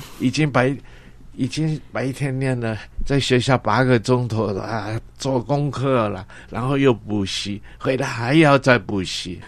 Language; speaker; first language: Chinese; non-native, local second language; Cantonese